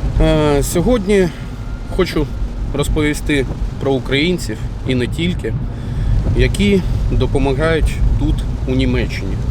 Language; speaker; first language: Ukrainian; native; Ukrainian